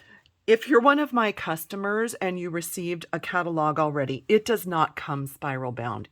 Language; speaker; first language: English; native; English